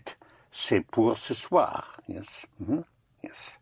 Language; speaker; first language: French; non-native, fluent; English